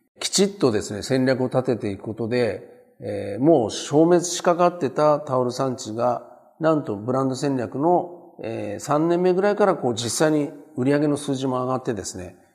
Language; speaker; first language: Japanese; native; Japanese